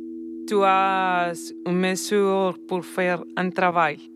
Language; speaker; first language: French; non-native, learner; Spanish